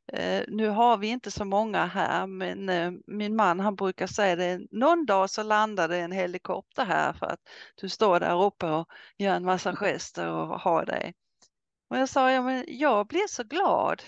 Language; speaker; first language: Swedish; native; Swedish